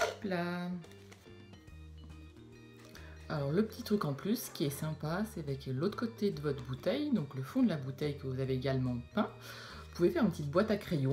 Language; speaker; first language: French; native; French